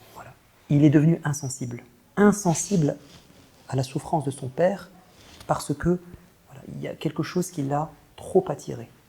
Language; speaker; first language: French; native; French